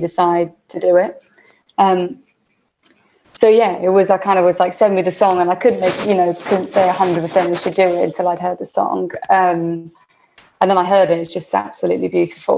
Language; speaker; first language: English; native; English